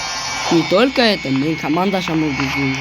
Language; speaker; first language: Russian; non-native, local second language; Kazakh